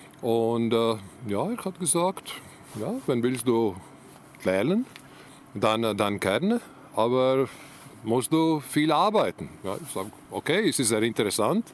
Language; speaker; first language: German; non-native, learner; Latvian